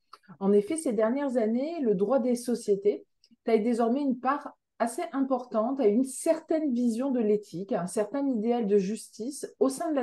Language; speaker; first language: French; native; French